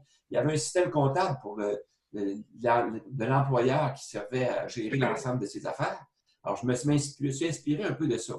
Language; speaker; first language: French; native; French